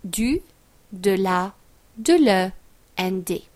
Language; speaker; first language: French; non-native, fluent; English